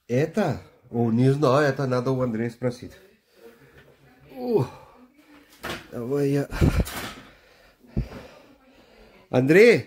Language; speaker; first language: Russian; non-native, learner; Urdu